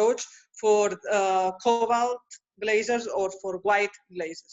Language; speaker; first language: English; non-native, learner; Spanish